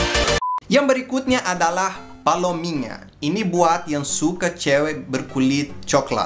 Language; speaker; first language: Indonesian; non-native, fluent; Portuguese